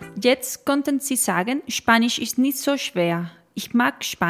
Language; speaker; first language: German; non-native, fluent; Spanish